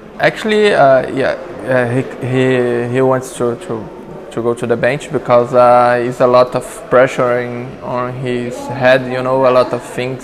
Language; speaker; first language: English; non-native, learner; Portuguese